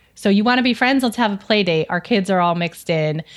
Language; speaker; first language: English; native; English